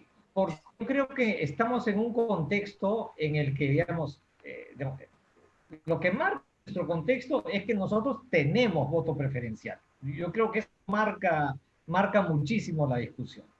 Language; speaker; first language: Spanish; native; Spanish